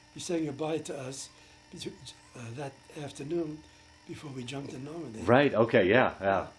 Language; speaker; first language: English; native; English